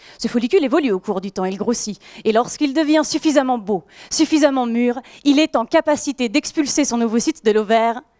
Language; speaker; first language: French; native; French